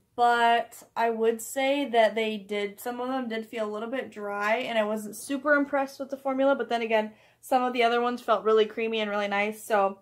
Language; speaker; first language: English; native; English